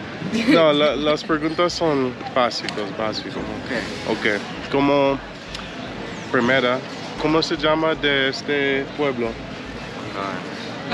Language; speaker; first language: Spanish; non-native, learner; English